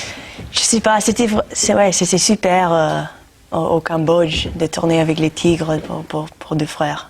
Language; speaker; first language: French; non-native, learner; English